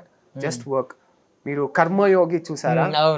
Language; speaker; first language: Telugu; non-native, learner; Kannada